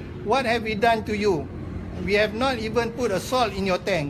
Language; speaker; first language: English; non-native, local second language; Malay